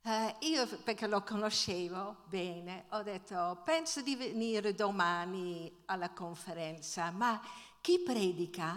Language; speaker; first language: Italian; non-native, fluent; Dutch